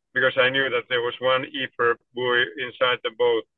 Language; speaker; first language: English; non-native, fluent; Finnish